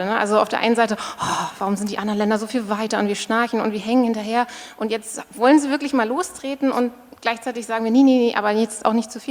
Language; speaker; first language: German; native; German